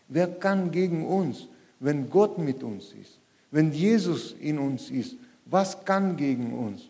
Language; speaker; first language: German; non-native, learner; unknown